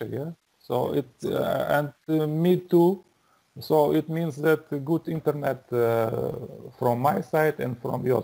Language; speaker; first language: English; non-native, learner; Russian